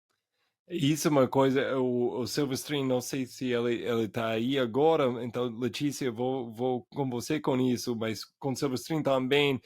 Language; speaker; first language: Portuguese; non-native, fluent; English